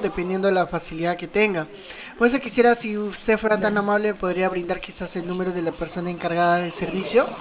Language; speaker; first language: Spanish; native; Spanish